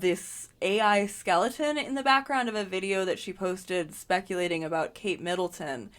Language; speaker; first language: English; native; English